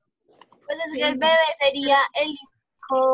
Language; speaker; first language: Spanish; native; Spanish